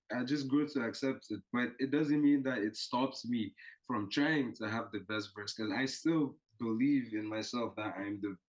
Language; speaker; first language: English; non-native, local second language; Yoruba